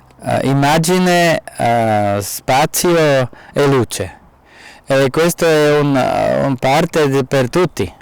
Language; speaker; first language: Italian; non-native, fluent; German